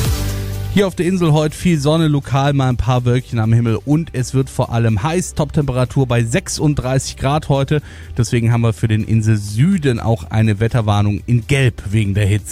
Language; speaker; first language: German; native; German